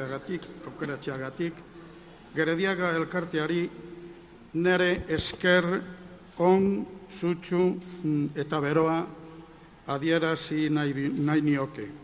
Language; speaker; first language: Basque; non-native, fluent; Galician